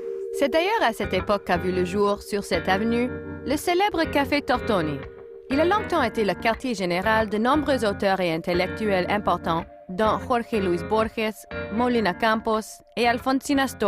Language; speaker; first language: French; native; French